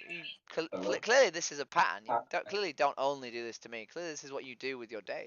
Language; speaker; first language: English; native; English